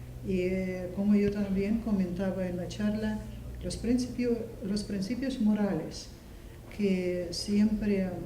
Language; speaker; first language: Spanish; non-native, fluent; Russian